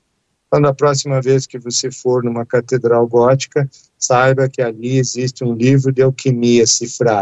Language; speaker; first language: Portuguese; native; Portuguese